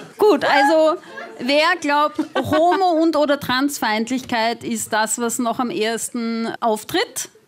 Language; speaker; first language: German; native; German